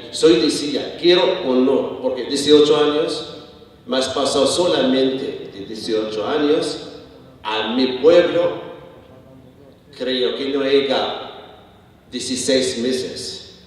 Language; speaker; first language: Spanish; non-native, learner; Arabic